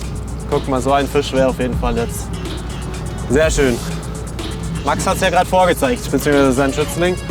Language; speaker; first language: German; native; German